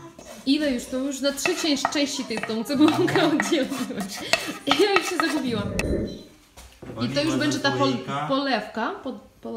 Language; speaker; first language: Polish; non-native, fluent; Ukrainian